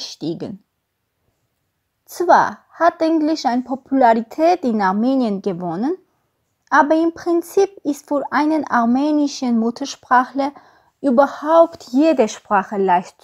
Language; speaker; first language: German; non-native, fluent; Armenian